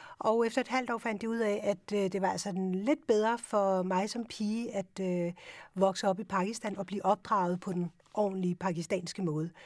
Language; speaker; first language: Danish; early bilingual, other home language; Urdu